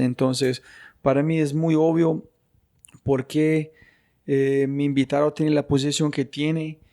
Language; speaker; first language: Spanish; non-native, fluent; English